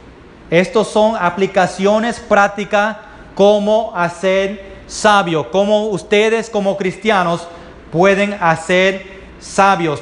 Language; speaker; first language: Spanish; early bilingual, heritage; Spanish